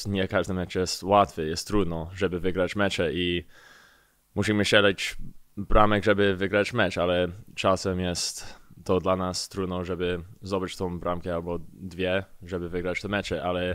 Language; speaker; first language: Polish; early bilingual, heritage; English